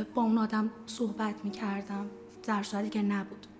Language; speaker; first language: Persian; native; Persian